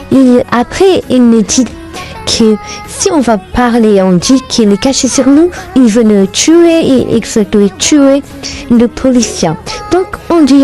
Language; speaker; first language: French; non-native, learner; Arabic